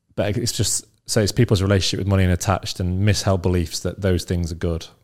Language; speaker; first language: English; native; English